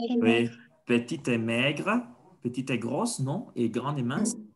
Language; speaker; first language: French; non-native, fluent; Spanish